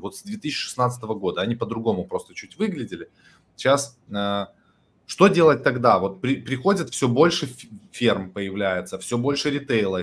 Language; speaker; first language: Russian; native; Russian